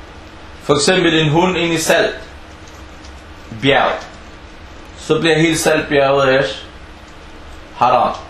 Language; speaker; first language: Danish; early bilingual, other home language; Arabic